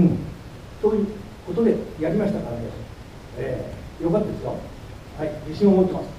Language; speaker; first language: Japanese; native; Japanese